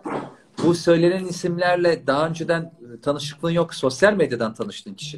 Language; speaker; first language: Turkish; native; Turkish